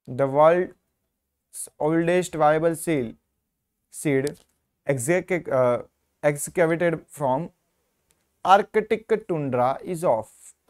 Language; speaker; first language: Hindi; non-native, local second language; Gujarati